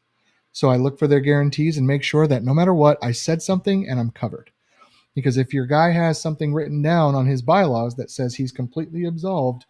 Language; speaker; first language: English; native; English